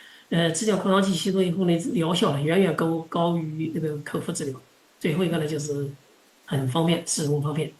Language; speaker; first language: Chinese; non-native, local second language; Indonesian